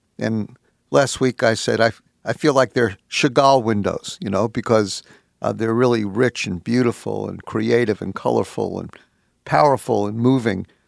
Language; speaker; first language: English; native; English